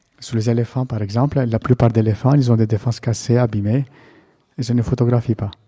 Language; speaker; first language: French; non-native, fluent; Greek